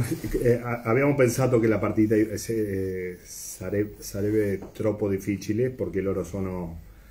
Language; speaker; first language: Italian; non-native, fluent; Spanish